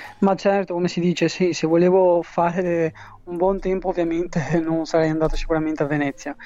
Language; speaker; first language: Italian; early bilingual, other home language; Tigrinya